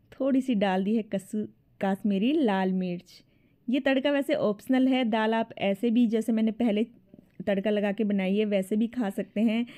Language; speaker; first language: Hindi; native; Hindi